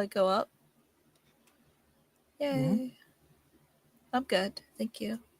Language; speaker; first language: English; native; English